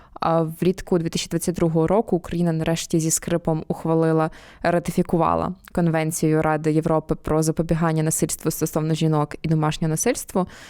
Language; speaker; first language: Ukrainian; native; Ukrainian